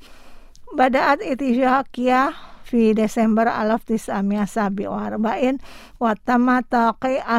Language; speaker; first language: Arabic; non-native, fluent; Indonesian